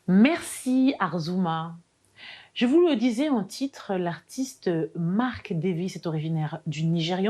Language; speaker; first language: French; native; French